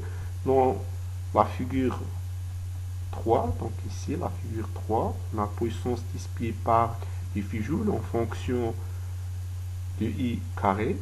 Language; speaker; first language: French; non-native, local second language; Arabic